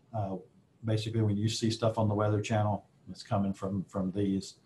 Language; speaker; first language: English; native; English